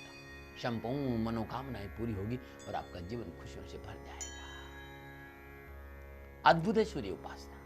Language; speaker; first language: Hindi; native; Hindi